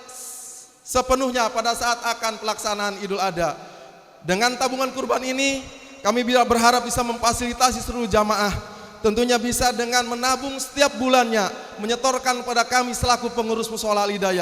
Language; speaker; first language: Indonesian; native; Indonesian